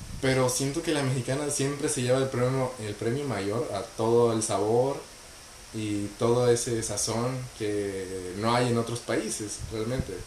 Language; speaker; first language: Spanish; native; Spanish